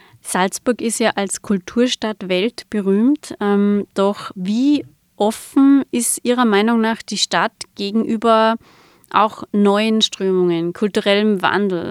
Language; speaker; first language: German; native; German